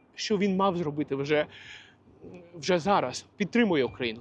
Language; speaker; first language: Ukrainian; non-native, local second language; Russian